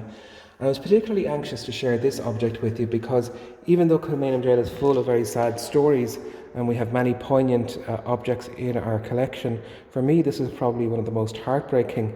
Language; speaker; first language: English; native; English